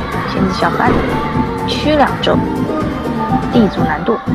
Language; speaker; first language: Chinese; native; Chinese